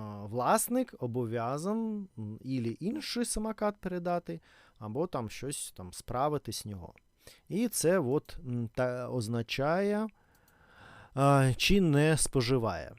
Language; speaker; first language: Ukrainian; non-native, learner; Russian